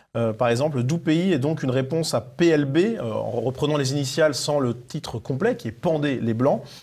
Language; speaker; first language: French; native; French